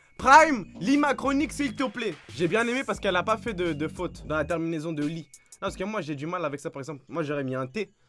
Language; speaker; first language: French; native; French